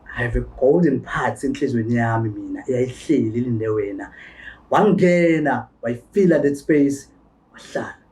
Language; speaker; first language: Zulu; native; Zulu